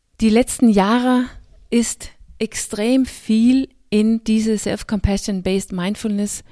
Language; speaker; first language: German; non-native, fluent; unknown